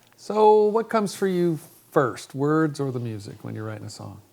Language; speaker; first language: English; native; English